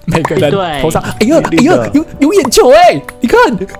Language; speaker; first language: Chinese; native; Chinese